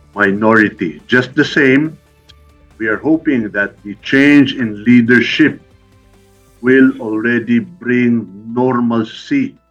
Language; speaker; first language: English; non-native, local second language; Filipino